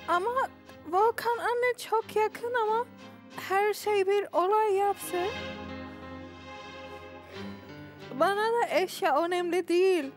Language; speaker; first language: Turkish; non-native, learner; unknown